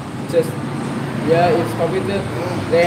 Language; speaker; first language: English; non-native, learner; Vietnamese